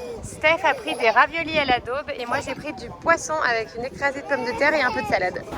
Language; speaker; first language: French; native; French